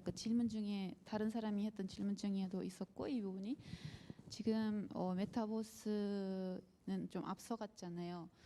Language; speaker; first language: Korean; non-native, fluent; Uzbek